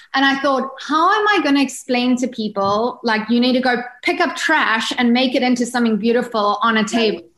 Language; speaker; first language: English; native; English